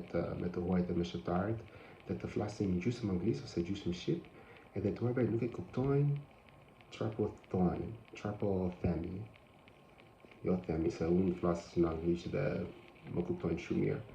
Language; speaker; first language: Albanian; non-native, learner; English